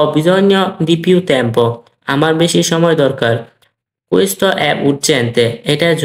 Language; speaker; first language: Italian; non-native, fluent; Bangla